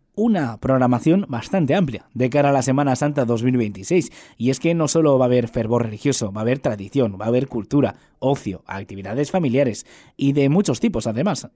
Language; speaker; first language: Spanish; native; Spanish